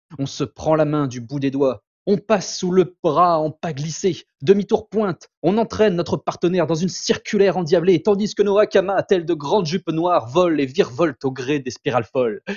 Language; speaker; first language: French; native; French